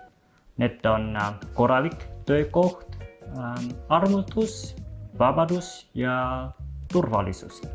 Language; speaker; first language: Estonian; non-native, fluent; Vietnamese